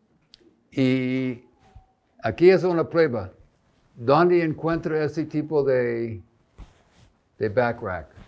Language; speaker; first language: Spanish; non-native, fluent; English